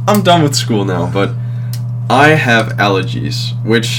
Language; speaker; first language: English; non-native, fluent; Danish